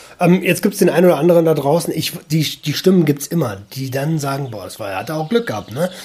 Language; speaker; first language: German; native; German